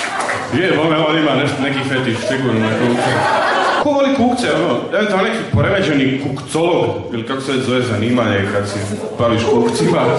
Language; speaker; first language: Croatian; native; Croatian